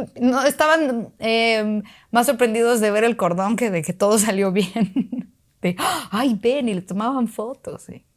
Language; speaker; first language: Spanish; early bilingual, other home language; Russian